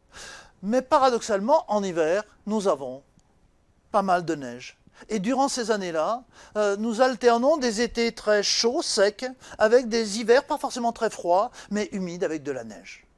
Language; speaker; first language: French; native; French